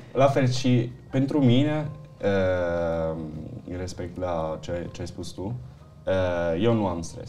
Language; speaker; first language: Romanian; early bilingual, heritage; Italian